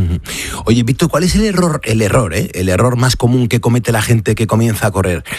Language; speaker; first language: Spanish; native; Spanish